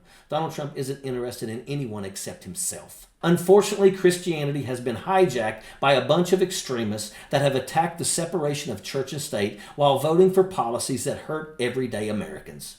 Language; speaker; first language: English; native; English